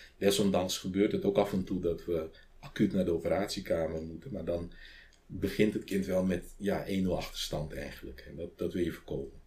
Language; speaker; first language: Dutch; non-native, local second language; Papiamento